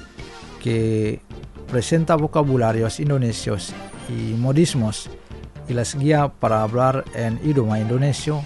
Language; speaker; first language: Spanish; non-native, fluent; Indonesian